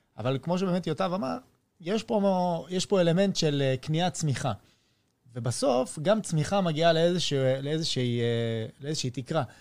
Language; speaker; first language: Hebrew; early bilingual, other home language; French